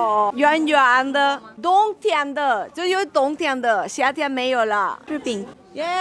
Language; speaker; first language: Chinese; non-native, learner; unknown